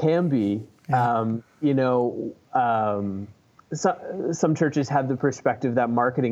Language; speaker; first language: English; native; English